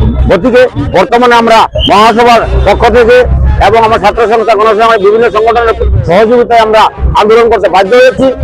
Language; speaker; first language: Bangla; non-native, local second language; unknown